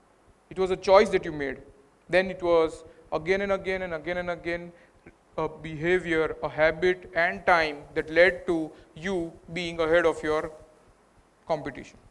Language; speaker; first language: English; non-native, local second language; Gujarati